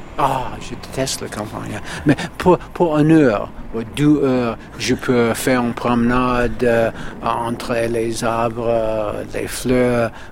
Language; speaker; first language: French; non-native, learner; English